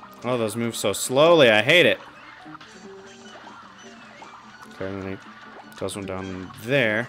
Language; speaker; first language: English; native; English